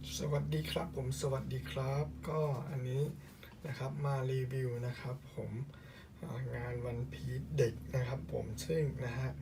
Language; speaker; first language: Thai; native; Thai